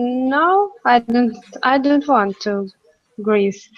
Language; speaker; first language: English; non-native, learner; Russian